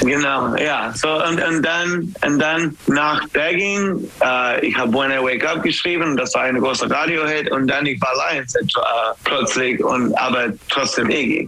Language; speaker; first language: German; non-native, fluent; English